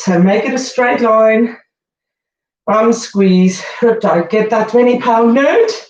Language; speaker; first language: English; native; English